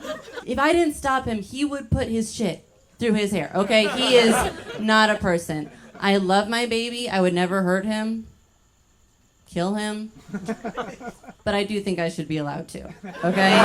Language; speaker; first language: English; native; English